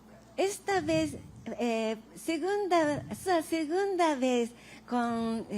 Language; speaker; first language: Portuguese; non-native, learner; Japanese